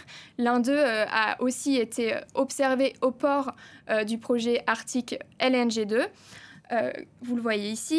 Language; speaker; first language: French; native; French